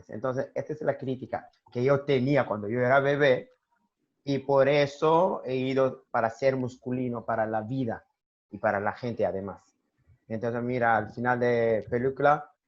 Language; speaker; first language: Spanish; non-native, learner; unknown